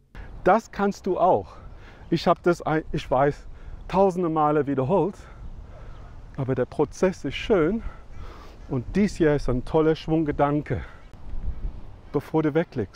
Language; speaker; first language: German; non-native, fluent; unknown